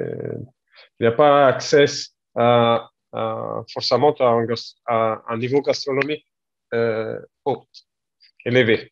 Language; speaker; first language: French; non-native, learner; Italian